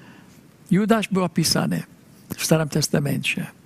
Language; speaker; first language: Polish; early bilingual, heritage; Polish